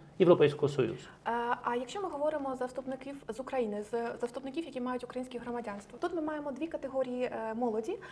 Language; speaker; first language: Ukrainian; native; Ukrainian